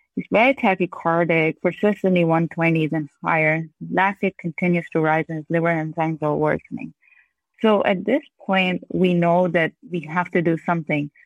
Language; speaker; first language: English; non-native, local second language; Urdu